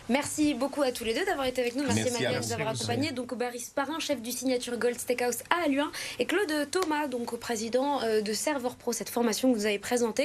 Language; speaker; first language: French; native; French